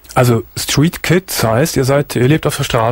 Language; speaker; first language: German; native; German